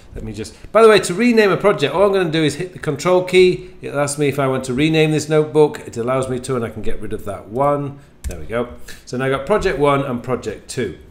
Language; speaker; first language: English; native; English